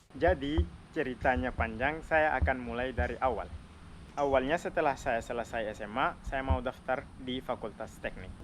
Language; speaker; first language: Indonesian; non-native, fluent; Arabic